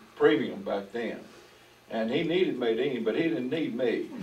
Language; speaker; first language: English; native; English